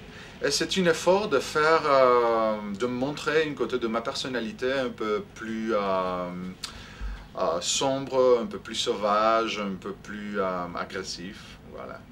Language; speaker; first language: French; non-native, fluent; Greek